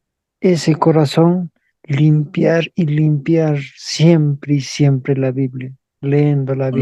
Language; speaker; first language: Spanish; non-native, local second language; Quechua